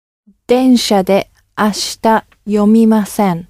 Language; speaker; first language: Japanese; non-native, learner; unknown